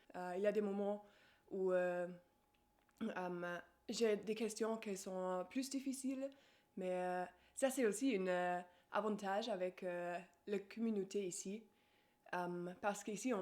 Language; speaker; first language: French; non-native, learner; German